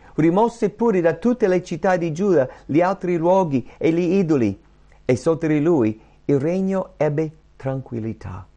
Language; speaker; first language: Italian; non-native, fluent; English